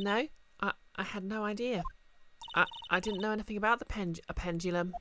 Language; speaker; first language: English; native; English